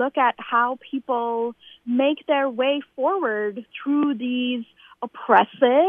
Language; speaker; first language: English; non-native, local second language; Bangla